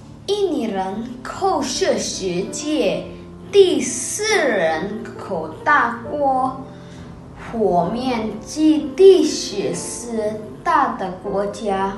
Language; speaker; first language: Chinese; non-native, learner; Indonesian